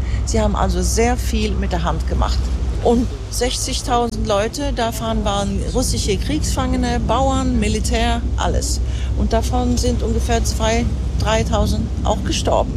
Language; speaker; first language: German; non-native, fluent; Swedish